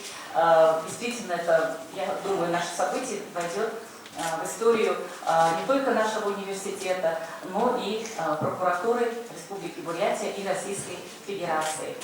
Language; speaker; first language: Russian; native; Russian